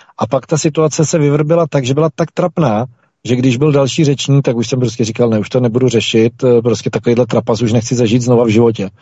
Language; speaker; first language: Czech; native; Czech